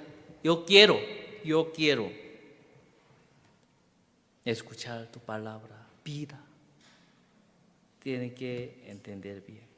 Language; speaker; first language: Spanish; non-native, learner; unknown